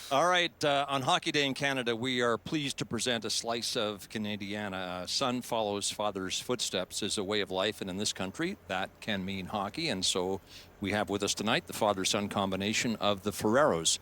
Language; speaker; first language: English; native; English